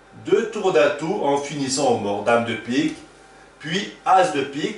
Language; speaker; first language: French; native; French